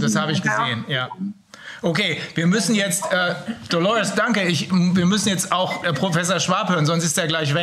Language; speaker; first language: German; native; German